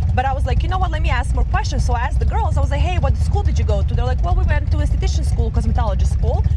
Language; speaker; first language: English; non-native, fluent; Serbian